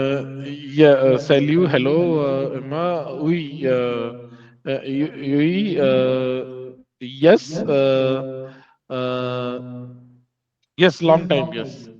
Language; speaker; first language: English; non-native, local second language; Hindi